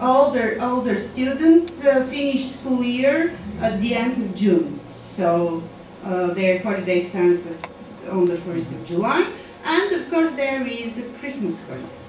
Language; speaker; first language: English; non-native, fluent; Bulgarian